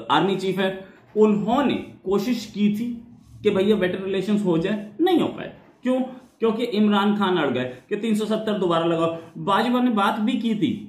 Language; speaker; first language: Hindi; native; Hindi